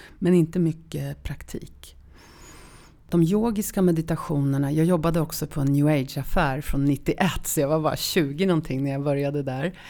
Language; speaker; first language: Swedish; early bilingual, other home language; Polish